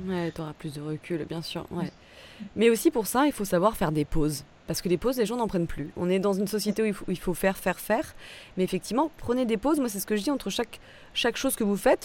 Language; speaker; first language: French; native; French